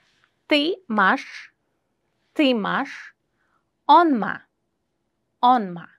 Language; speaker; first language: Polish; non-native, fluent; Uzbek